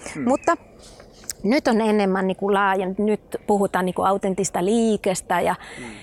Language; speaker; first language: Finnish; non-native, fluent; Spanish